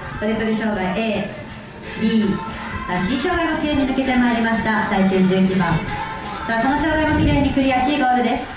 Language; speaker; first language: Japanese; native; Japanese